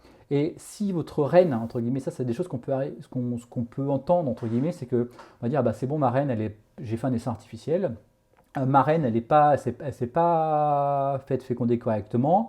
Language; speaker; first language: French; native; French